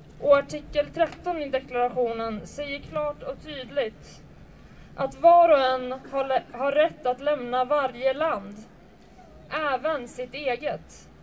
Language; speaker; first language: Swedish; early bilingual, other home language; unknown